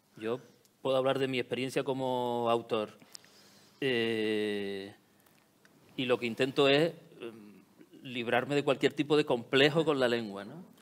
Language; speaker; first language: Spanish; native; Spanish